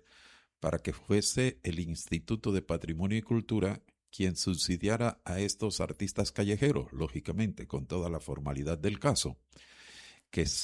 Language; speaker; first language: Spanish; native; Spanish